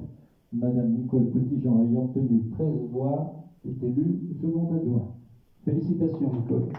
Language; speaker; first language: French; native; French